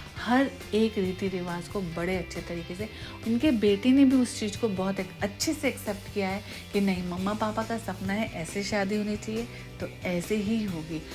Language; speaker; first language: Hindi; native; Hindi